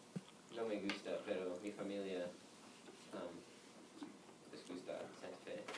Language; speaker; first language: Spanish; non-native, learner; English